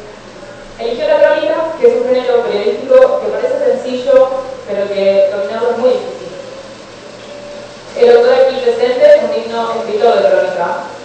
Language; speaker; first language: Spanish; native; Spanish